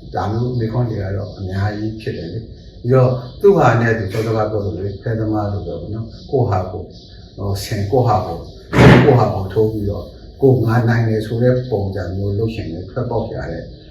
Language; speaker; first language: Burmese; native; Burmese